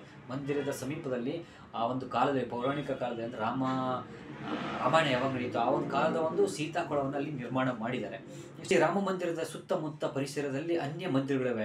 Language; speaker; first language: Kannada; native; Kannada